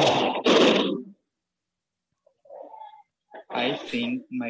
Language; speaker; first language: English; non-native, fluent; Portuguese